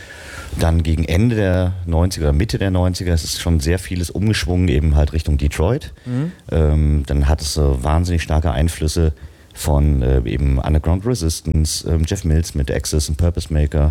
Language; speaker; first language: German; native; German